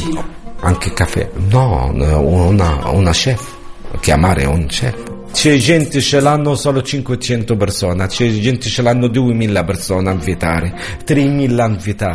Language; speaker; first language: Italian; non-native, learner; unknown